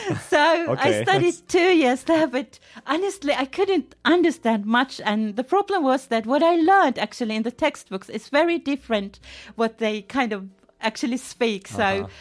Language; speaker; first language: English; non-native, fluent; Finnish